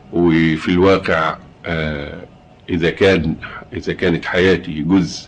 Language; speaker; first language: Arabic; native; Arabic